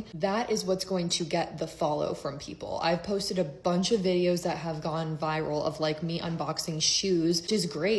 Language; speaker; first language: English; native; English